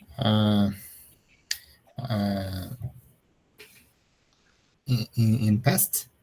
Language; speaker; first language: English; non-native, learner; Portuguese